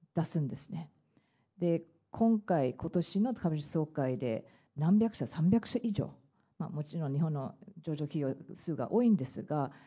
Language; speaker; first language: Japanese; non-native, fluent; English